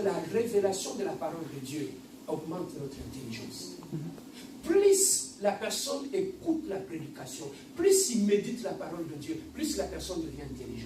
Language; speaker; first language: French; non-native, local second language; Lingala